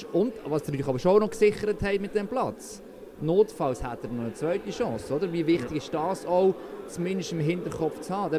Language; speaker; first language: German; native; German